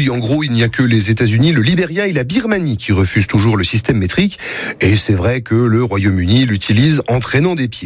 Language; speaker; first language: French; native; French